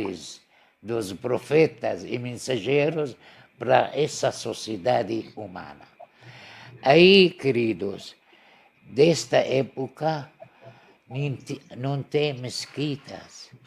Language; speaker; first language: Portuguese; non-native, learner; Arabic